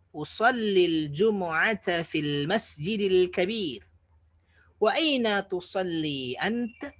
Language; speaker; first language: Arabic; non-native, fluent; Indonesian